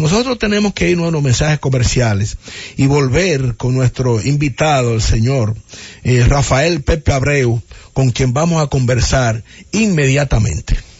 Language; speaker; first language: Spanish; native; Spanish